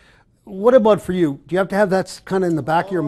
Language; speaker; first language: English; native; English